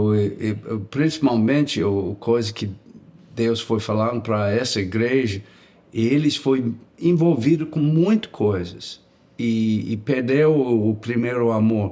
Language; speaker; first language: Portuguese; non-native, learner; English